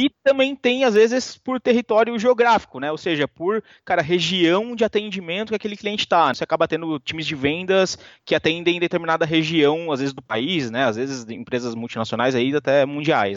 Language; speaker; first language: Portuguese; native; Portuguese